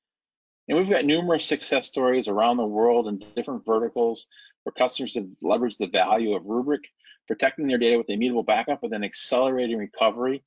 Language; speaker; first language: English; native; English